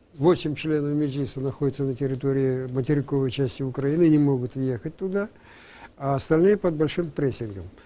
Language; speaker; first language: Russian; non-native, local second language; Crimean Tatar